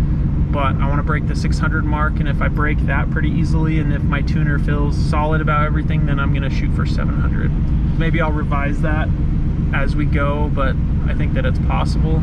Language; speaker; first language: English; native; English